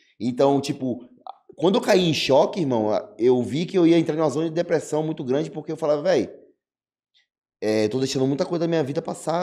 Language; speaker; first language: Portuguese; native; Portuguese